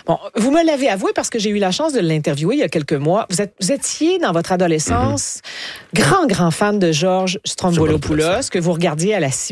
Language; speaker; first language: French; native; French